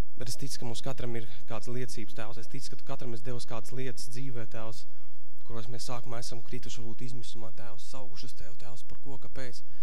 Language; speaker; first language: Latvian; native; Latvian